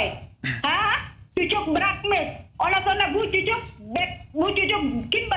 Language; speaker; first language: Turkish; non-native, learner; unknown